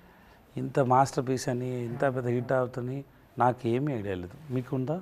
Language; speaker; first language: Telugu; non-native, local second language; Tamil